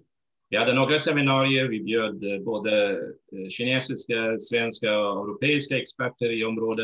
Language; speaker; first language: Swedish; non-native, fluent; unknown